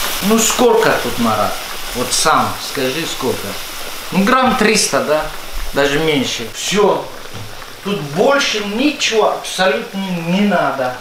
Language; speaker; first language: Russian; non-native, fluent; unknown